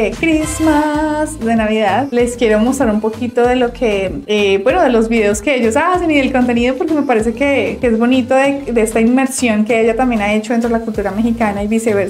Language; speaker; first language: Spanish; native; Spanish